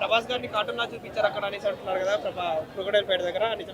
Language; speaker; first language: Telugu; native; Telugu